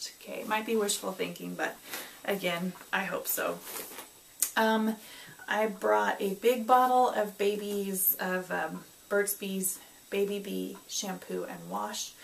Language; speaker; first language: English; native; English